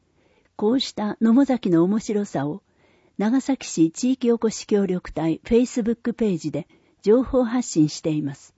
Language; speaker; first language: Japanese; native; Japanese